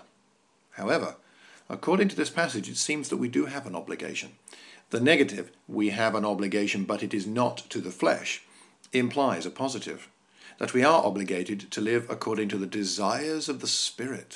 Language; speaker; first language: English; native; English